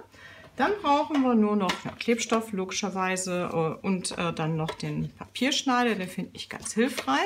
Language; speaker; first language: German; native; German